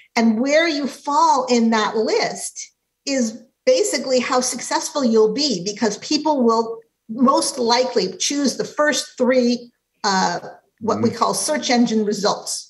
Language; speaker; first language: English; native; English